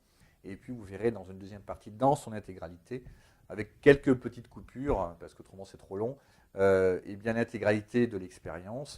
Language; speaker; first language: French; native; French